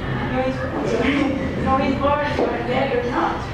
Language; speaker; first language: English; non-native, learner; Spanish